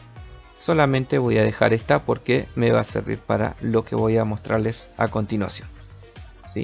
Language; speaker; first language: Spanish; native; Spanish